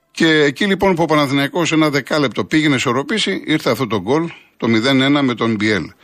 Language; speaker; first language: Greek; native; Greek